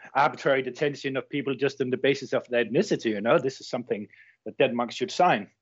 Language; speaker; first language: English; non-native, fluent; Danish